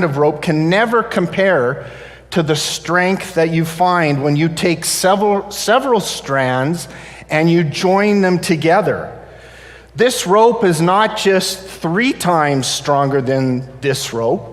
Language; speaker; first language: English; native; English